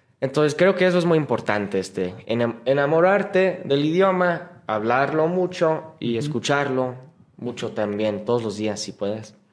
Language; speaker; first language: Spanish; non-native, fluent; English